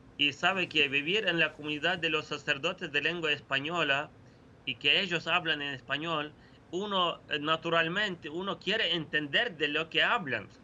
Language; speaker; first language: Spanish; non-native, fluent; Ukrainian